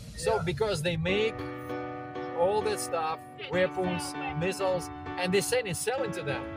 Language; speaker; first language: English; non-native, fluent; Russian